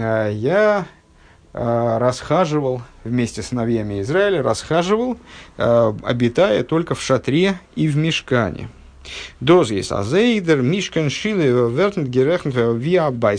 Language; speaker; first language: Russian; native; Russian